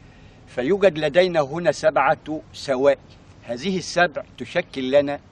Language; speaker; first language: Arabic; native; Arabic